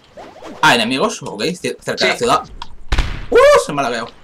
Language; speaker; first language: Spanish; native; Spanish